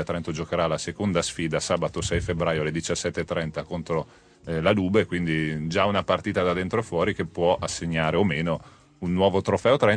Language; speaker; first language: Italian; native; Italian